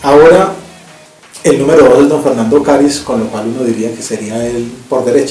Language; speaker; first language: Spanish; native; Spanish